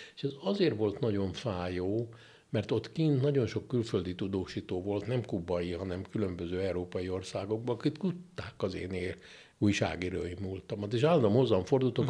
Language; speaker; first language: Hungarian; native; Hungarian